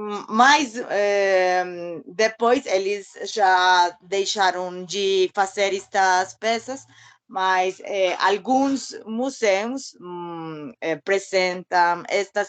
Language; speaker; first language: Portuguese; non-native, learner; Spanish